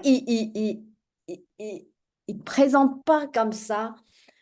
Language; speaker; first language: French; non-native, fluent; Chinese